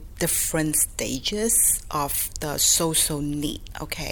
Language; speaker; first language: English; non-native, local second language; Cantonese